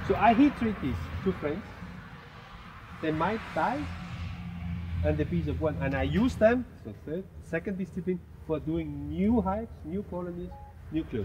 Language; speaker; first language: English; non-native, fluent; German